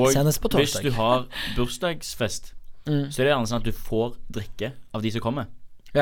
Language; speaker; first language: Norwegian; native; Norwegian